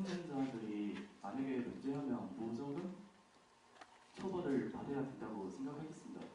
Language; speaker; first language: Korean; non-native, learner; Chinese